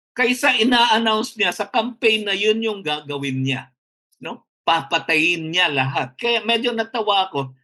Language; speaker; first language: Filipino; non-native, local second language; Hiligaynon